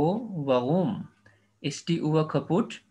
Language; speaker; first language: German; non-native, fluent; Urdu